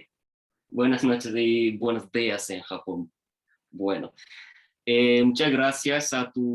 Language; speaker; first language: Spanish; non-native, learner; Japanese